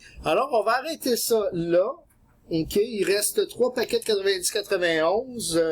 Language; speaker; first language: French; native; French